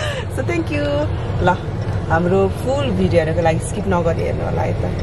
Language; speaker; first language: Nepali; native; Nepali